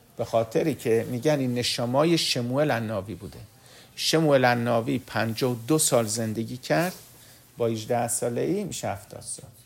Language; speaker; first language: Persian; early bilingual, heritage; Persian